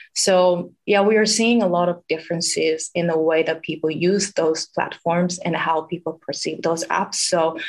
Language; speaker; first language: English; non-native, fluent; Japanese